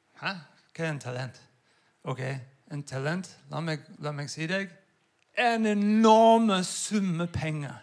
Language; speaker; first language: Norwegian; non-native, fluent; English